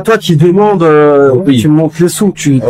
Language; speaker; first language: French; native; French